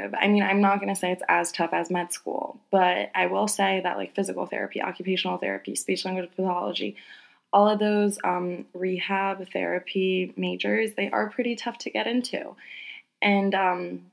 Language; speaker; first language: English; native; English